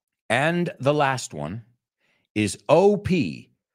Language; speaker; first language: English; native; English